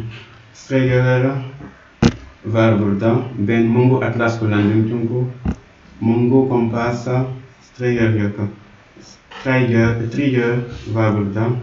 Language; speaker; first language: Turkish; non-native, learner; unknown